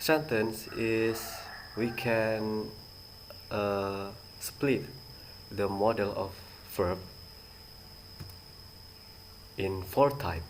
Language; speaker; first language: English; non-native, learner; Indonesian